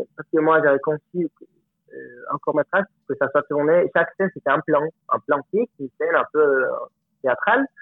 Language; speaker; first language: French; non-native, fluent; Spanish